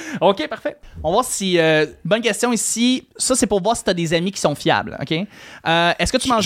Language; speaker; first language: French; native; French